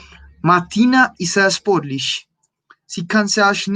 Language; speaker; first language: German; non-native, fluent; Spanish